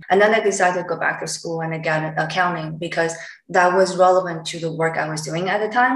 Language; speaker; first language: English; non-native, fluent; Chinese